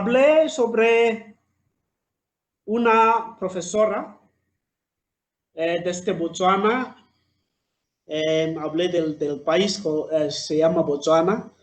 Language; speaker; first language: Spanish; non-native, fluent; Southern Sotho